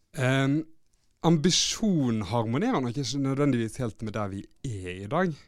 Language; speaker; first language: Norwegian; native; Norwegian